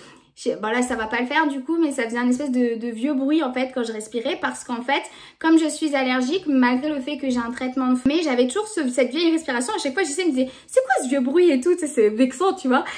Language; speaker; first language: French; native; French